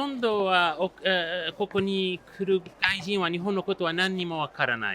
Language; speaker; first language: Japanese; non-native, learner; Arabic